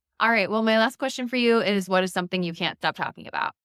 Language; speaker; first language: English; native; English